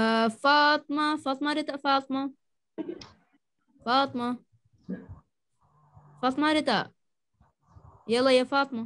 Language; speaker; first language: Arabic; non-native, fluent; Malay